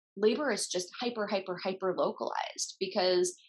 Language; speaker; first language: English; native; English